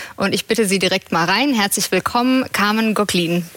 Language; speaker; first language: German; native; German